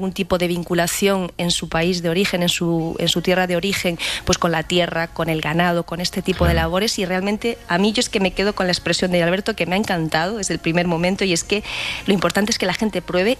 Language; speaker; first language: Spanish; native; Spanish